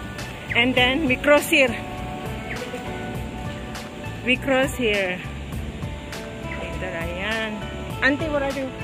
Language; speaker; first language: English; non-native, learner; Filipino